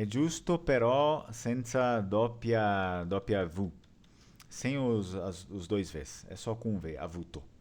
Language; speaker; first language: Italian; non-native, fluent; Portuguese